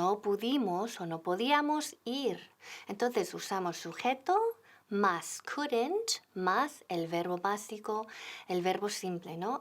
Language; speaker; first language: Spanish; non-native, fluent; English